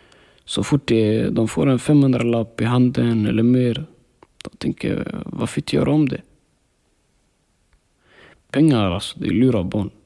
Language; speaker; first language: Swedish; early bilingual, other home language; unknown